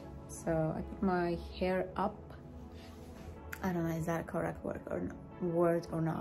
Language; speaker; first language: English; non-native, fluent; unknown